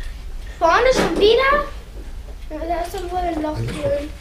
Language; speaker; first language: German; native; German